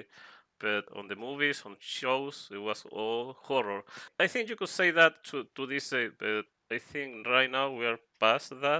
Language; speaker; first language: English; non-native, fluent; Spanish